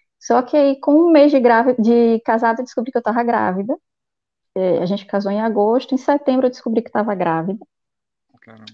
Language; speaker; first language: Portuguese; native; Portuguese